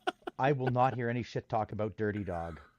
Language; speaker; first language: English; native; English